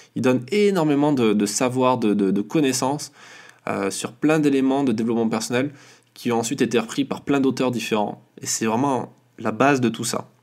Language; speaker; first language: French; native; French